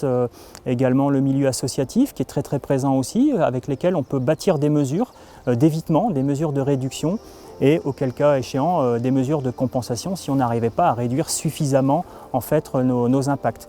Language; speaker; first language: French; native; French